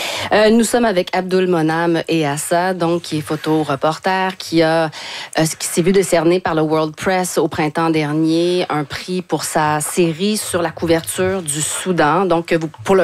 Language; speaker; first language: French; native; French